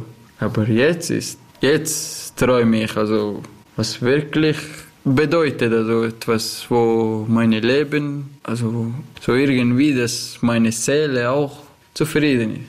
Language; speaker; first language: German; non-native, learner; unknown